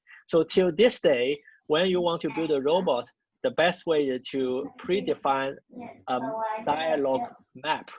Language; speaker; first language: English; non-native, fluent; Chinese